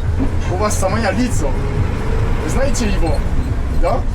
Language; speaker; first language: Russian; non-native, learner; French